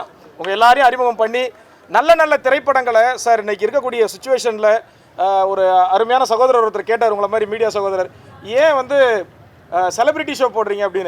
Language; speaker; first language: Tamil; native; Tamil